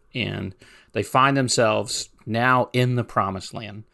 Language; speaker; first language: English; native; English